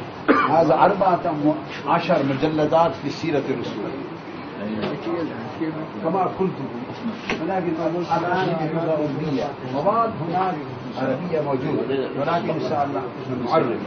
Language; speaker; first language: Arabic; non-native, learner; Urdu